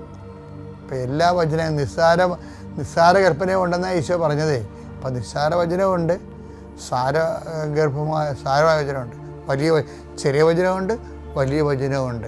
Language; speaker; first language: Malayalam; native; Malayalam